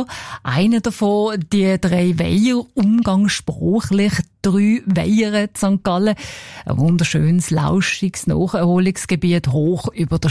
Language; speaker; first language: German; native; German